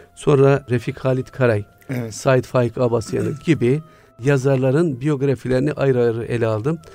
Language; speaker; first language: Turkish; native; Turkish